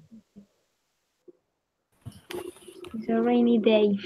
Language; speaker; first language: English; non-native, learner; Spanish